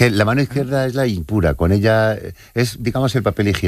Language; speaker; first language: Spanish; native; Spanish